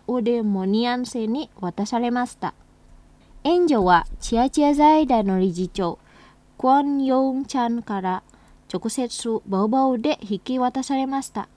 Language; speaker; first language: Japanese; non-native, fluent; Indonesian